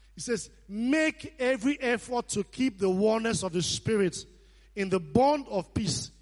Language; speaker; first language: English; non-native, local second language; Nigerian Pidgin